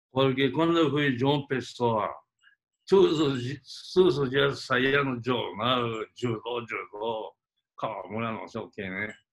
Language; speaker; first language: Portuguese; non-native, fluent; Japanese